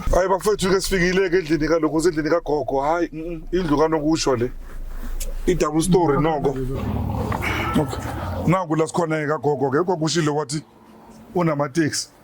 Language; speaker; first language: Zulu; native; Zulu